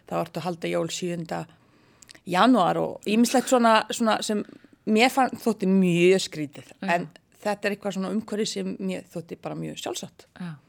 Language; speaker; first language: Icelandic; non-native, fluent; Bosnian